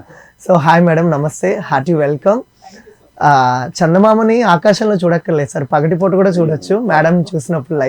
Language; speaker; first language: Telugu; native; Telugu